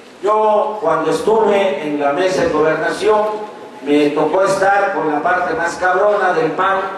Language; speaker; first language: Spanish; native; Spanish